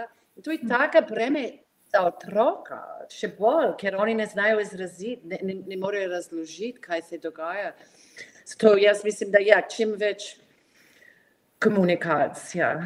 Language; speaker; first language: Slovenian; non-native, fluent; English